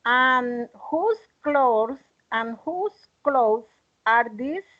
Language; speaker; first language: English; non-native, learner; Spanish